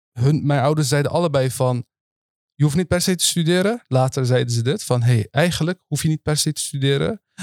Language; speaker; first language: Dutch; early bilingual, other home language; Turkish